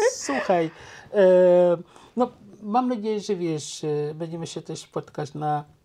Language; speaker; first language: Polish; non-native, local second language; Wolof